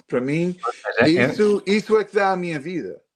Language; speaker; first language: Portuguese; early bilingual, heritage; Portuguese